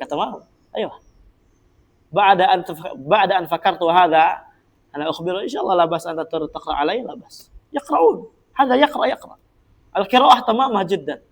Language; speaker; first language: Arabic; non-native, fluent; Indonesian